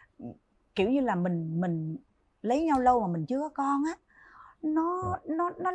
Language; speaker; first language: Vietnamese; native; Vietnamese